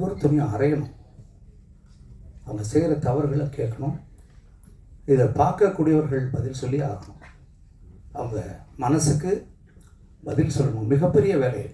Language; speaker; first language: Tamil; native; Tamil